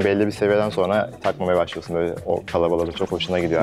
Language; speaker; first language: Turkish; native; Turkish